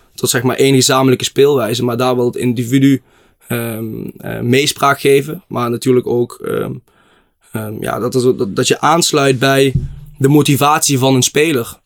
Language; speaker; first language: Dutch; native; Dutch